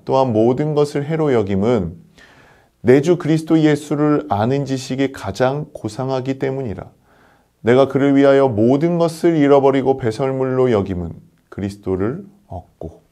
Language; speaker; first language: Korean; native; Korean